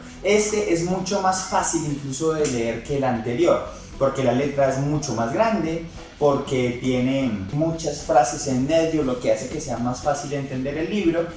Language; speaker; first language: Spanish; native; Spanish